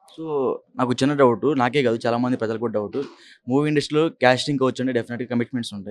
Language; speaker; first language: Telugu; native; Telugu